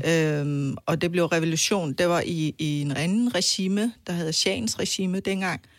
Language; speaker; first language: Danish; non-native, fluent; Persian